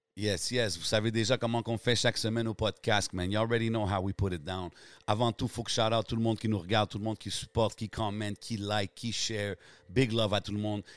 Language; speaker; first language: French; native; French